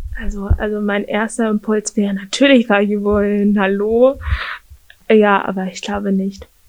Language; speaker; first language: German; early bilingual, other home language; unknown